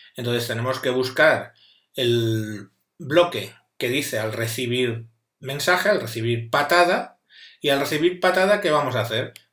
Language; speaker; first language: Spanish; native; Spanish